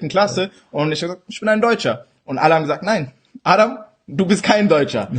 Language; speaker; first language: German; early bilingual, other home language; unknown